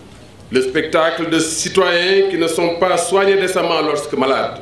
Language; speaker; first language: French; non-native, local second language; Wolof